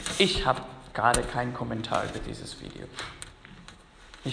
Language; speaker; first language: German; non-native, fluent; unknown